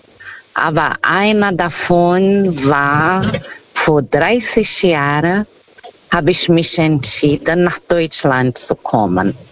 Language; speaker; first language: German; non-native, fluent; Portuguese